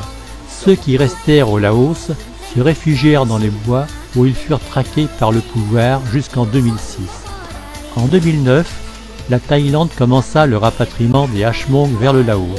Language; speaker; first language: French; native; French